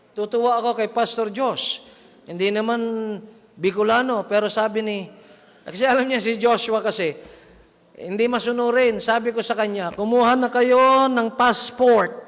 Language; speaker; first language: Filipino; non-native, local second language; Cebuano